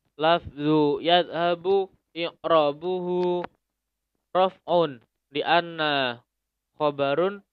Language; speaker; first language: Arabic; non-native, learner; Indonesian